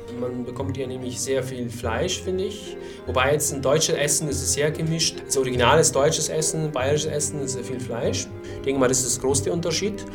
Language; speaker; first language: German; non-native, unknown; Italian